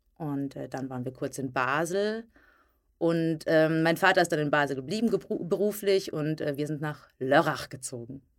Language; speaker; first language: German; native; German